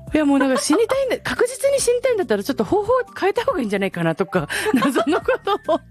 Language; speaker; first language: Japanese; native; Japanese